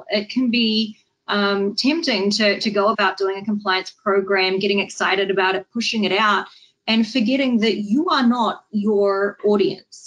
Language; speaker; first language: English; native; English